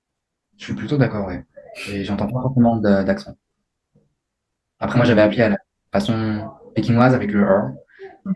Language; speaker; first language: French; native; French